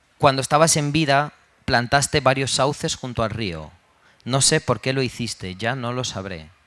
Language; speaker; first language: Spanish; early bilingual, other home language; Romanian